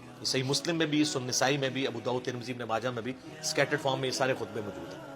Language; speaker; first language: Urdu; native; Urdu